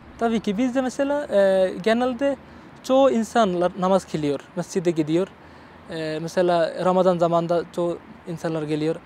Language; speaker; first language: Turkish; non-native, learner; Bangla